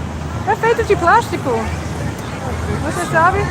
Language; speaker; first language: Portuguese; non-native, learner; English